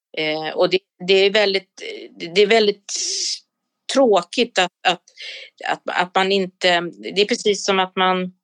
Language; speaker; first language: Swedish; native; Swedish